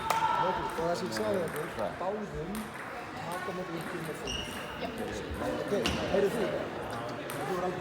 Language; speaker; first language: Icelandic; non-native, learner; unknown